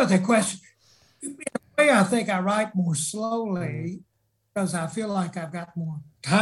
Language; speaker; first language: English; native; English